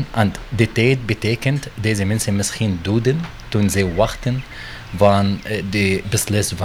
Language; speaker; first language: Dutch; non-native, learner; Arabic